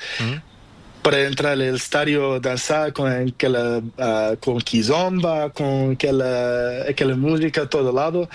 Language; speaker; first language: Spanish; non-native, learner; Portuguese